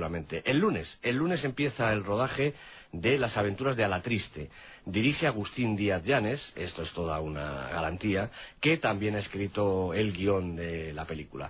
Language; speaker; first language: Spanish; native; Spanish